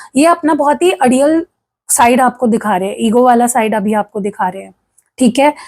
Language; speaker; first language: Hindi; non-native, local second language; Marathi